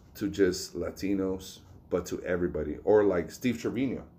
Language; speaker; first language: English; early bilingual, other home language; Spanish